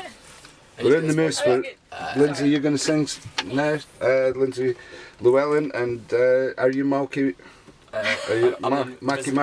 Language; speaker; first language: English; native; English